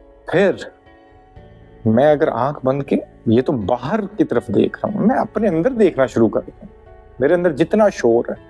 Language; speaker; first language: Hindi; non-native, local second language; Punjabi